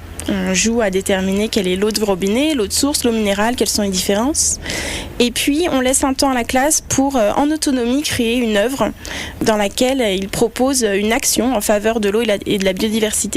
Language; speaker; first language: French; native; French